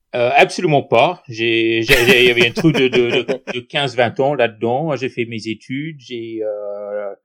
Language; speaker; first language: French; non-native, fluent; English